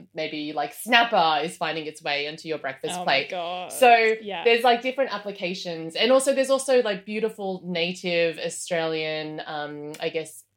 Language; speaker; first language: English; native; English